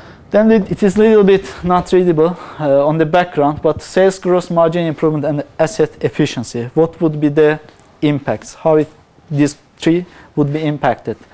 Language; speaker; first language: English; non-native, fluent; Azerbaijani